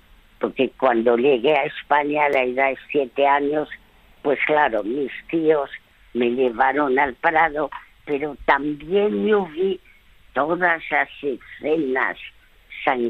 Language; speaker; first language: Spanish; early bilingual, other home language; French